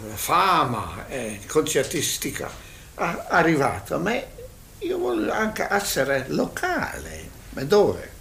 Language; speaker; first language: Italian; non-native, learner; Hungarian